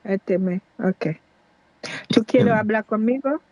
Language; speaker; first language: Spanish; non-native, learner; Haitian Creole